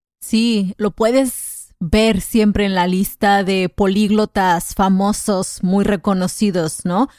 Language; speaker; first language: Spanish; native; Spanish